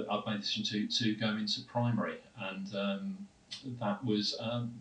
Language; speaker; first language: English; native; English